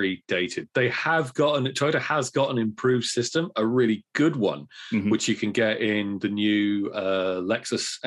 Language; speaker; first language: English; native; English